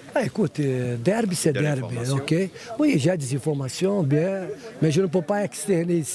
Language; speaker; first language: French; non-native, fluent; Portuguese